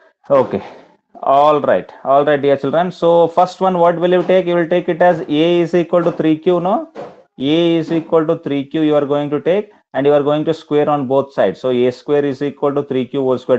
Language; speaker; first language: English; non-native, local second language; Kannada